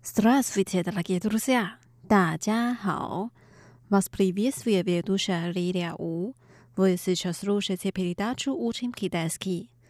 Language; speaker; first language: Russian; non-native, fluent; Chinese